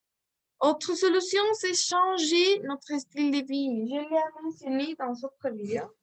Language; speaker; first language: French; non-native, learner; Spanish